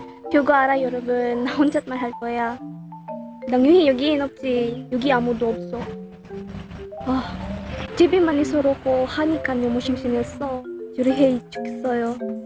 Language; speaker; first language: Korean; non-native, learner; Cebuano